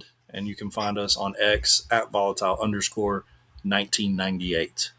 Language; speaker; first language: English; native; English